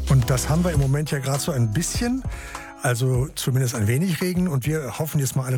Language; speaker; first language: German; native; German